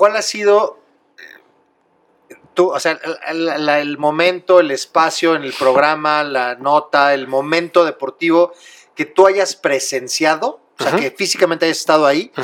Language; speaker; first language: Spanish; native; Spanish